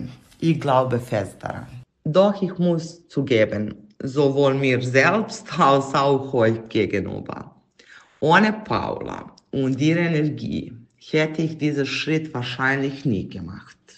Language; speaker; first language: German; non-native, fluent; Serbian